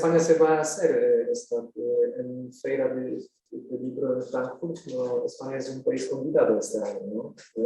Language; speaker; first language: Spanish; non-native, fluent; Polish